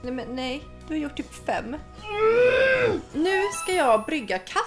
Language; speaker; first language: Swedish; native; Swedish